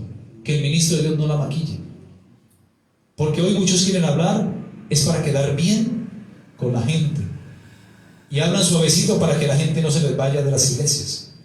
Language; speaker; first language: Spanish; native; Spanish